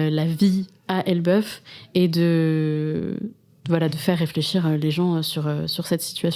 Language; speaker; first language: French; native; French